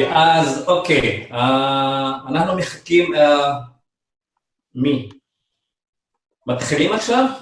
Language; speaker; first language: Hebrew; non-native, fluent; Indonesian